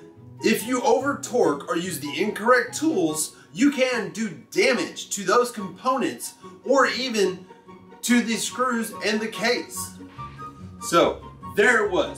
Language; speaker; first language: English; native; English